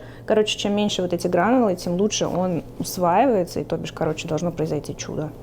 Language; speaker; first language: Russian; native; Russian